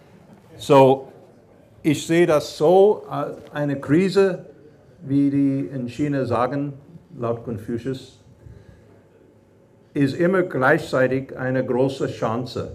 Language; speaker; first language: German; non-native, fluent; English